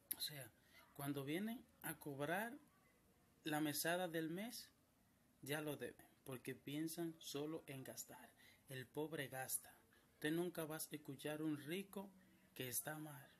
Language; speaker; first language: Spanish; native; Spanish